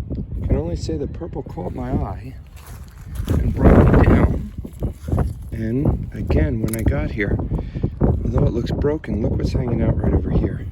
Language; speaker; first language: English; native; English